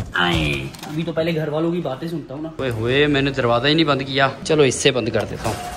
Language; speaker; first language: Urdu; non-native, local second language; Punjabi